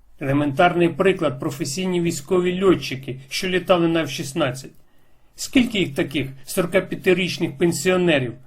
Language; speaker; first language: Ukrainian; non-native, local second language; Russian